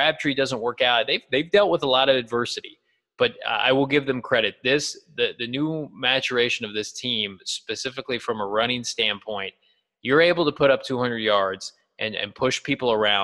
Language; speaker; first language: English; native; English